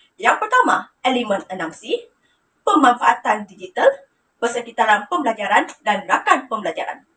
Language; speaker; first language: Malay; non-native, local second language; Iban